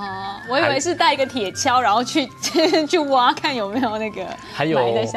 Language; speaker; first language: Chinese; native; Chinese